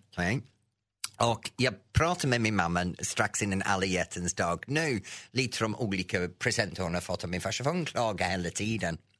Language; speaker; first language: Swedish; non-native, fluent; English